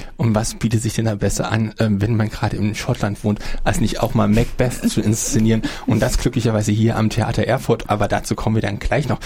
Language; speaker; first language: German; native; German